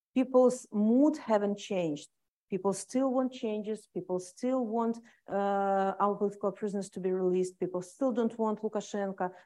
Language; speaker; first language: English; non-native, fluent; Russian